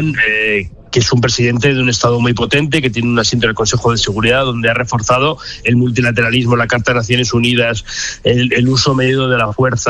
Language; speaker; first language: Spanish; native; Spanish